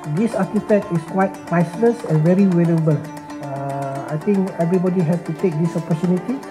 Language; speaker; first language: English; non-native, fluent; Kazakh